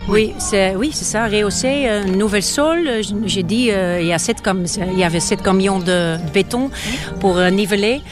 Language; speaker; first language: French; non-native, fluent; Dutch